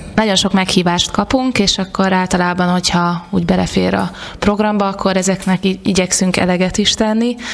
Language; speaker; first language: Hungarian; native; Hungarian